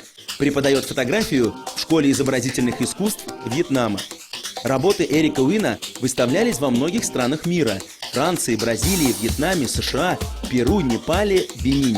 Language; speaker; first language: Russian; native; Russian